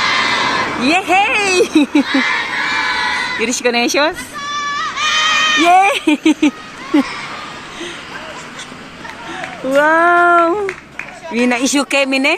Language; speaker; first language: Japanese; non-native, learner; Filipino